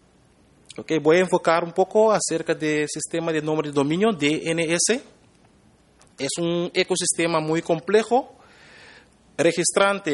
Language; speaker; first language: Spanish; non-native, fluent; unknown